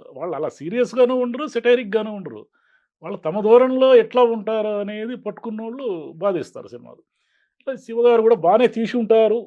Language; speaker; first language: Telugu; native; Telugu